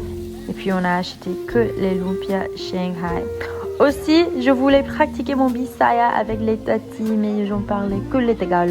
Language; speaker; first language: French; non-native, fluent; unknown